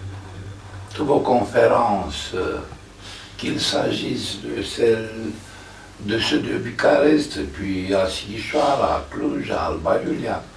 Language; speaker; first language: French; non-native, fluent; Romanian